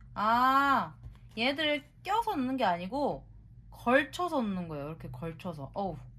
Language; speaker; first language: Korean; native; Korean